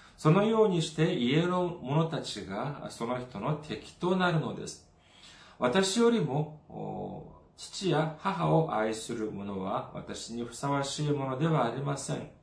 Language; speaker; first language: Japanese; non-native, fluent; Korean